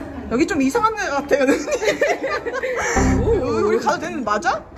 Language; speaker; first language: Korean; native; Korean